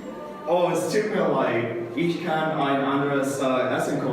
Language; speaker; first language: German; non-native, learner; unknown